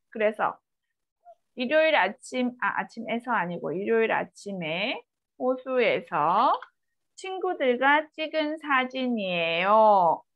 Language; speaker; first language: Korean; native; Korean